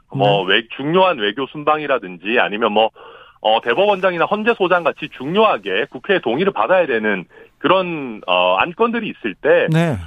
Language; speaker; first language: Korean; native; Korean